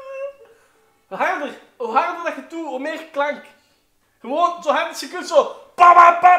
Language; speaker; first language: Dutch; native; Dutch